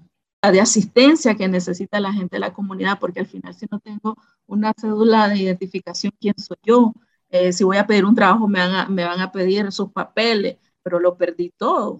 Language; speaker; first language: Spanish; native; Spanish